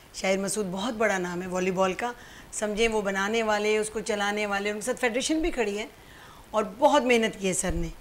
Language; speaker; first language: Urdu; native; Urdu